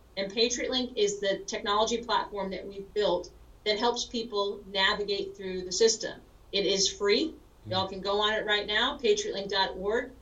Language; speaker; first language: English; native; English